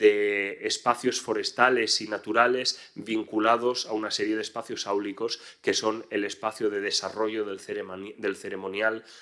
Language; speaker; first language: Spanish; native; Spanish